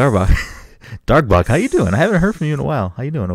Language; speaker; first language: English; native; English